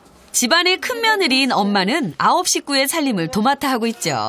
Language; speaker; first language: Korean; native; Korean